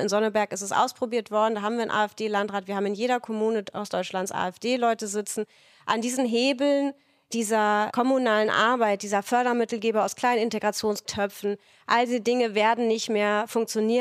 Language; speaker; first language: German; native; German